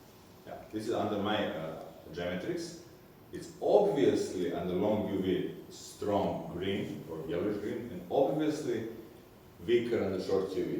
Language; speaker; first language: English; non-native, fluent; Serbian